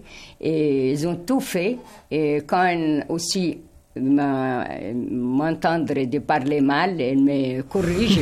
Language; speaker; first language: French; non-native, fluent; Arabic